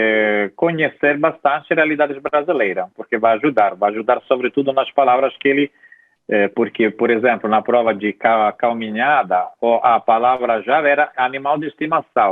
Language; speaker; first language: Portuguese; non-native, fluent; Italian